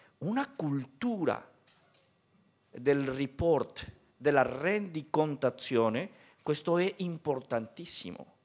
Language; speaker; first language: Italian; non-native, fluent; Spanish